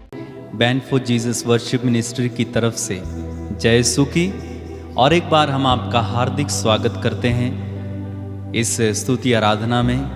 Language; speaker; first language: Hindi; native; Hindi